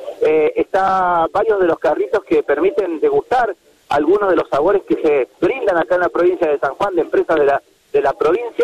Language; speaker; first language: Spanish; native; Spanish